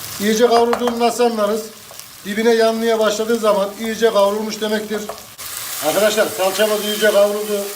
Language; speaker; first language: Turkish; native; Turkish